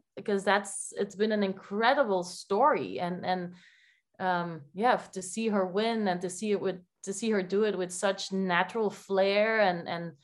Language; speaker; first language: English; non-native, fluent; Dutch